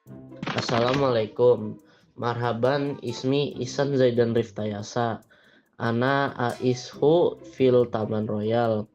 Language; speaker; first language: Arabic; non-native, learner; Indonesian